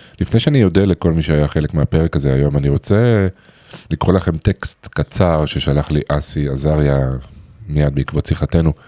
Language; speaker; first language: Hebrew; native; Hebrew